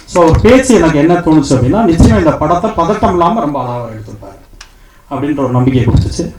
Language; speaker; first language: Tamil; native; Tamil